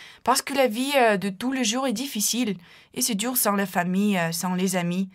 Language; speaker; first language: French; non-native, fluent; Ukrainian